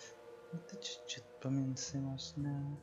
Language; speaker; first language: Russian; non-native, learner; Spanish